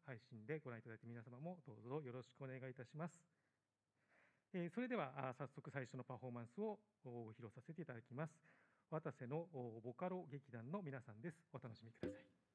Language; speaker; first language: Japanese; native; Japanese